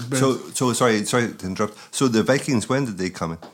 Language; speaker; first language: English; native; English